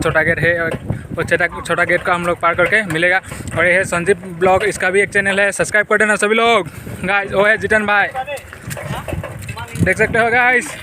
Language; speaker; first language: Hindi; non-native, local second language; Assamese